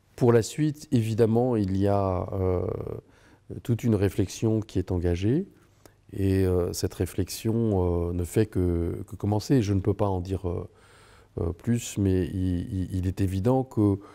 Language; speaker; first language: French; native; French